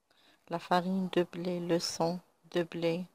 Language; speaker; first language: French; non-native, local second language; Arabic